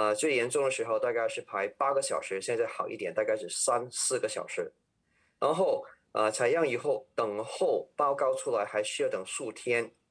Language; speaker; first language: Chinese; non-native, local second language; Cantonese